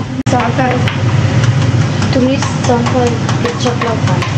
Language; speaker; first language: Indonesian; early bilingual, heritage; Indonesian